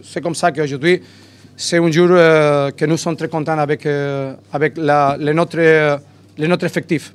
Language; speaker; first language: French; non-native, learner; Spanish